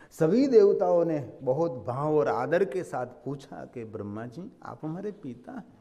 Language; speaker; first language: Hindi; non-native, local second language; Gujarati